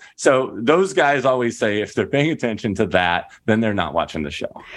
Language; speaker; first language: English; native; English